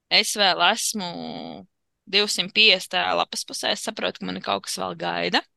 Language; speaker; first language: Latvian; native; Latvian